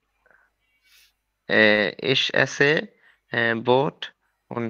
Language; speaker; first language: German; non-native, learner; Bangla